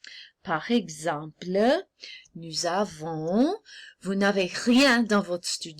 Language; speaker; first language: French; non-native, fluent; English